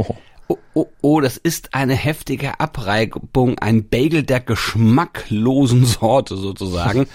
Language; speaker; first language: German; native; German